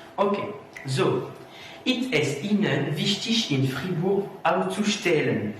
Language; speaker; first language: German; non-native, learner; French